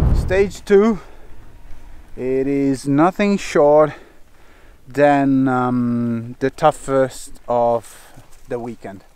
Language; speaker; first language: English; non-native, fluent; Italian